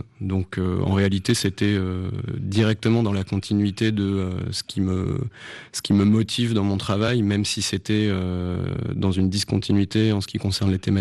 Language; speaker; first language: French; native; French